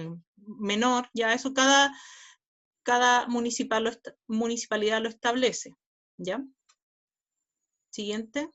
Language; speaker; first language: Spanish; native; Spanish